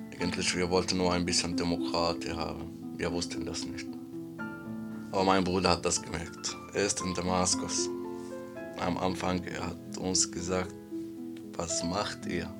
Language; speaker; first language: German; non-native, learner; Arabic